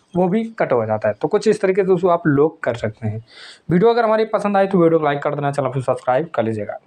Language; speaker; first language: Hindi; native; Hindi